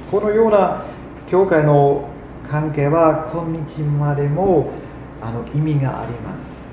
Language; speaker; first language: Japanese; non-native, fluent; German